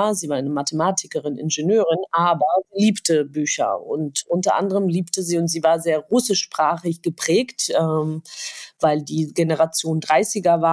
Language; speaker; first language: German; non-native, fluent; Georgian